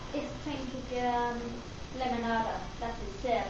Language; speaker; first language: German; non-native, learner; English